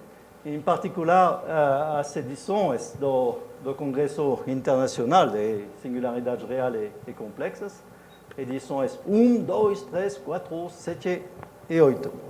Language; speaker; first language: Portuguese; non-native, fluent; French